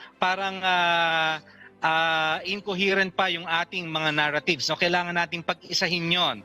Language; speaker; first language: Filipino; native; Filipino